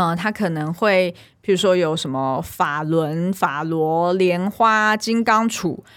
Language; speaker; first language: Chinese; native; Chinese